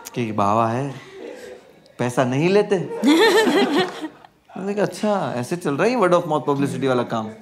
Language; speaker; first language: Hindi; non-native, local second language; Gujarati